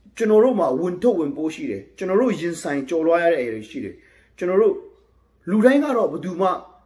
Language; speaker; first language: Burmese; non-native, local second language; Kachin